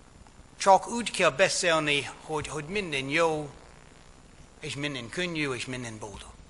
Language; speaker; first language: Hungarian; non-native, fluent; English